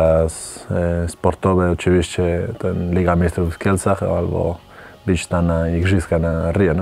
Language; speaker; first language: Polish; non-native, learner; Spanish